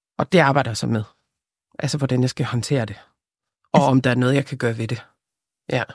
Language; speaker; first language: Danish; early bilingual, other home language; Lithuanian